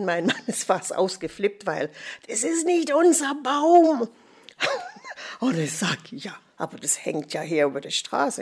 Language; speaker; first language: German; non-native, fluent; English